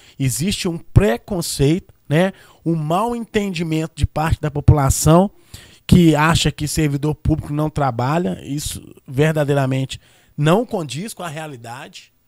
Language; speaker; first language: Portuguese; native; Portuguese